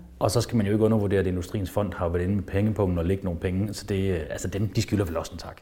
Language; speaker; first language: Danish; native; Danish